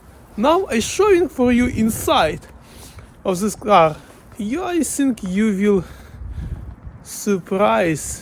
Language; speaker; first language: English; non-native, learner; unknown